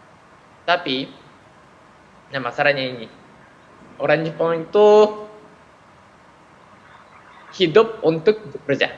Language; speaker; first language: Indonesian; non-native, fluent; Japanese